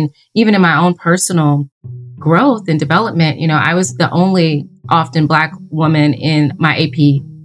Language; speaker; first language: English; native; English